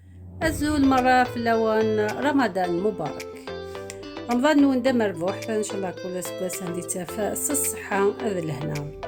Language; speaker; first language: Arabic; non-native, local second language; Kabyle